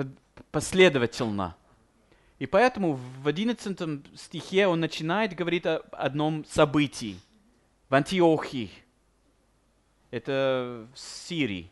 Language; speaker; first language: Russian; non-native, fluent; English